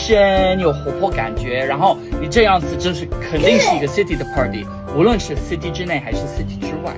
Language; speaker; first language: Chinese; non-native, fluent; English